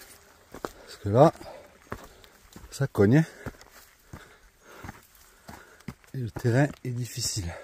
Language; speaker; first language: French; native; French